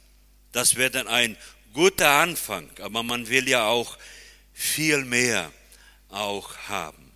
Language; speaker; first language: German; early bilingual, heritage; German